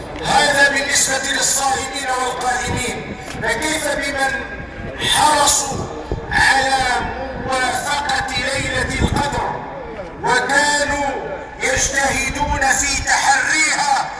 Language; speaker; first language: Arabic; native; Arabic